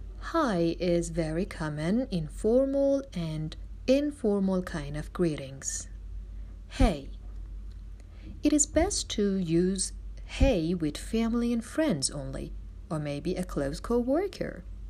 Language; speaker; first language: English; non-native, fluent; Persian